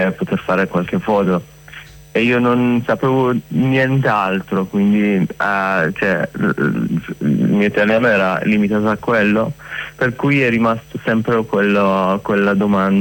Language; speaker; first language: Italian; non-native, fluent; Persian